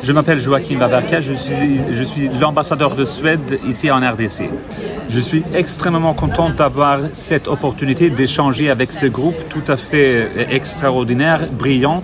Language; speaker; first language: French; non-native, fluent; Swedish